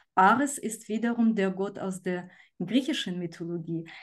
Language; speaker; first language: German; non-native, fluent; Ukrainian